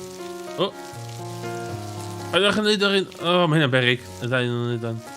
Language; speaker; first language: Welsh; native; Welsh